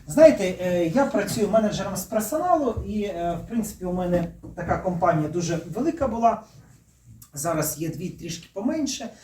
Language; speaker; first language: Ukrainian; native; Ukrainian